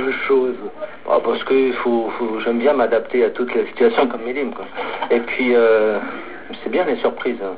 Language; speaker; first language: French; non-native, fluent; Korean